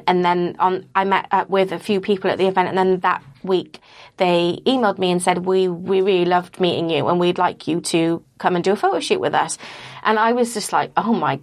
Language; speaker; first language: English; native; English